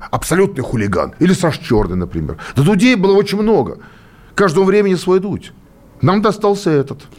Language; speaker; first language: Russian; native; Russian